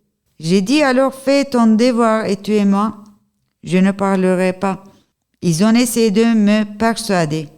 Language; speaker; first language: French; non-native, learner; Turkish